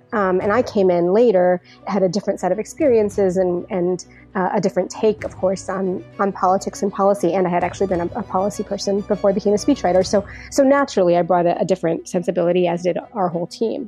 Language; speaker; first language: English; native; English